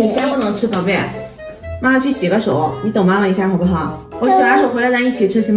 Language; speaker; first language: Chinese; native; Chinese